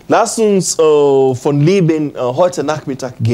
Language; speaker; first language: German; non-native, learner; English